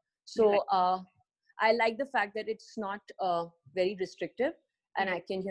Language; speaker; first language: English; non-native, local second language; Hindi